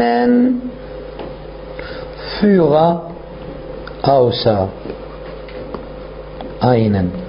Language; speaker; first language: German; non-native, fluent; Arabic